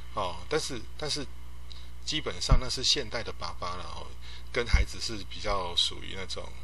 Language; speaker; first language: Chinese; non-native, local second language; Min Nan Chinese